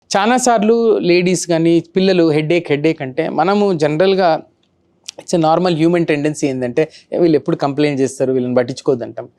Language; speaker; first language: Telugu; native; Telugu